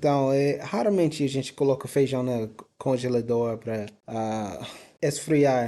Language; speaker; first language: Portuguese; non-native, fluent; English